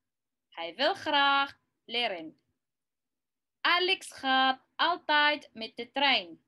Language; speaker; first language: Dutch; non-native, learner; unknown